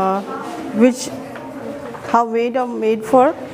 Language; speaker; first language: English; non-native, local second language; Hindi